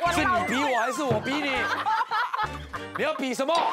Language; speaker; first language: Chinese; native; Chinese